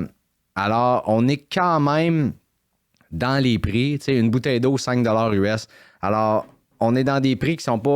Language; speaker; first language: French; native; French